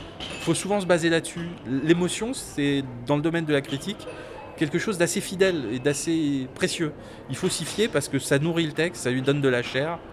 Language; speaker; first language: French; native; French